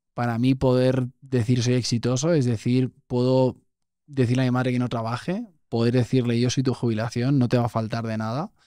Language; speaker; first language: Spanish; native; Spanish